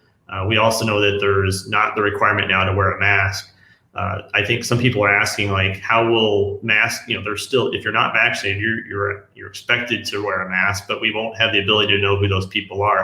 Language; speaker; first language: English; native; English